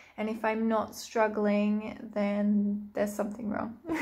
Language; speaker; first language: English; native; English